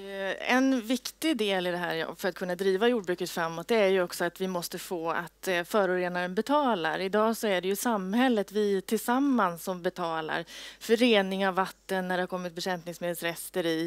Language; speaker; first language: Swedish; native; Swedish